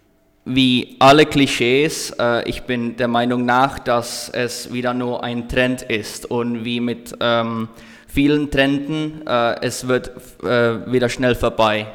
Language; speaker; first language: German; non-native, learner; Czech